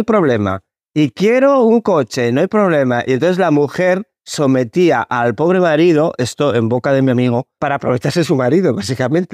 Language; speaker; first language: Spanish; native; Spanish